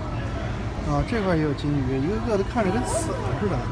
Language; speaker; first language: Chinese; native; Chinese